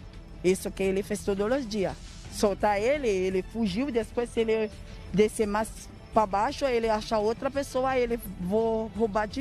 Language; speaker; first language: Portuguese; non-native, learner; Haitian Creole